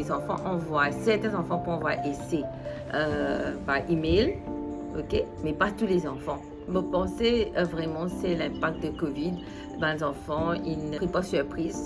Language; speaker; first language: French; non-native, local second language; Morisyen